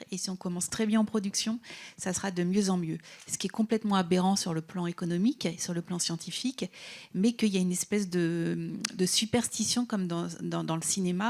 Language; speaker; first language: French; native; French